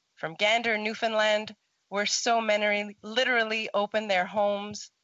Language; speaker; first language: English; native; English